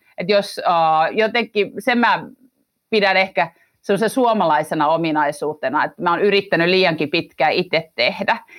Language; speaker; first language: Finnish; native; Finnish